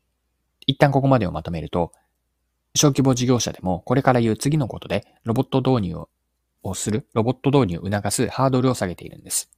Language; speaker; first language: Japanese; native; Japanese